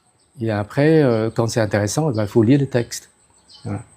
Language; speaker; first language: French; non-native, fluent; Khmer